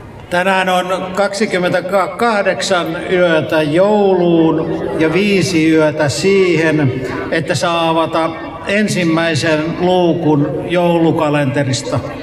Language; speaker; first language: Finnish; native; Finnish